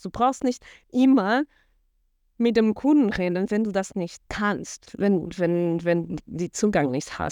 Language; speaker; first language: German; non-native, fluent; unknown